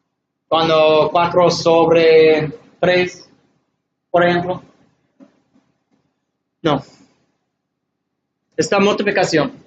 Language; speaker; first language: Spanish; non-native, learner; English